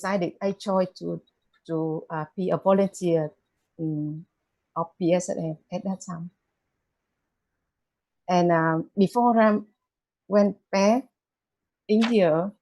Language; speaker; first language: English; non-native, learner; Vietnamese